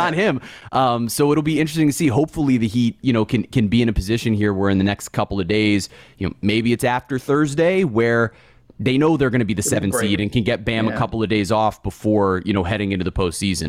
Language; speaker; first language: English; native; English